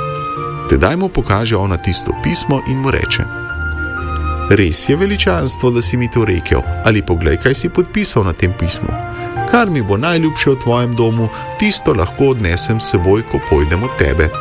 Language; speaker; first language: Slovenian; native; Slovenian